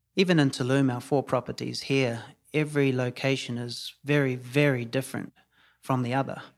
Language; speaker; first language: English; native; English